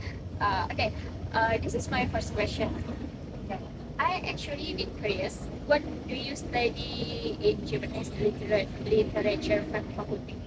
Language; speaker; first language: English; non-native, learner; Indonesian